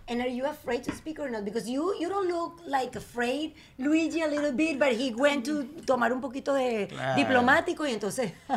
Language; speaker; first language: English; non-native, learner; Spanish